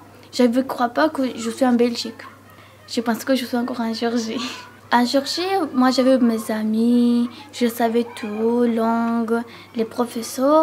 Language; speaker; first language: French; non-native, learner; Georgian